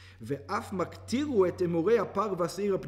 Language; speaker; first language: Hebrew; non-native, fluent; English